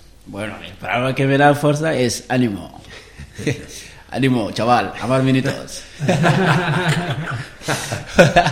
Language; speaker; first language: Spanish; non-native, learner; Wolof